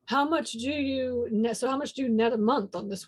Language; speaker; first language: English; native; English